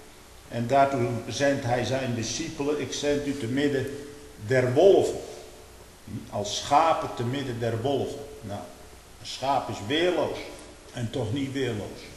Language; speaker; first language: Dutch; native; Dutch